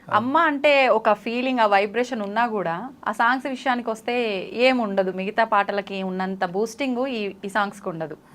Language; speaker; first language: Telugu; native; Telugu